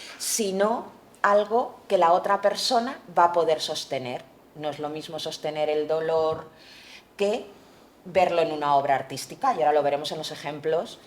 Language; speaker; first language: Spanish; native; Spanish